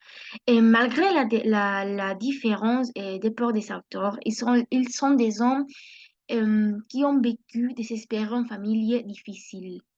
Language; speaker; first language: French; non-native, learner; Spanish